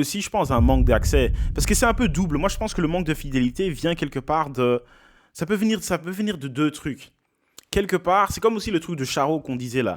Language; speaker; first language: French; native; French